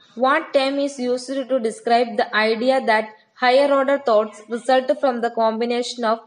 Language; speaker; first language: English; non-native, local second language; Malayalam